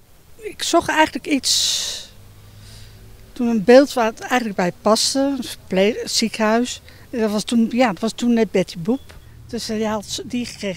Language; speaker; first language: Dutch; native; Dutch